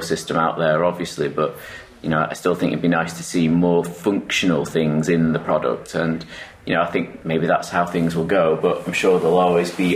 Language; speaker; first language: English; native; English